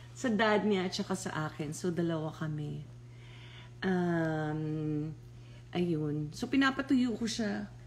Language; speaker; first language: Filipino; native; Filipino